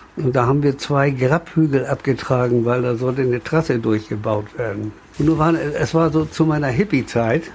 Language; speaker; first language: German; native; German